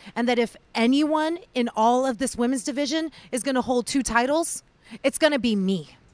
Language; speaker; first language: English; early bilingual, other home language; Spanish